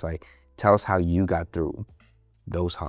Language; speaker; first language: English; native; English